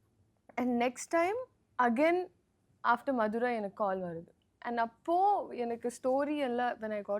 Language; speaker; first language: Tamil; non-native, learner; Telugu